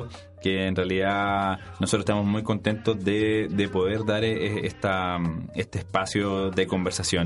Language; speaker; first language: Spanish; native; Spanish